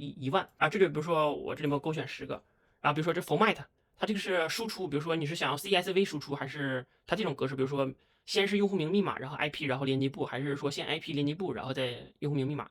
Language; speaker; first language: Chinese; native; Chinese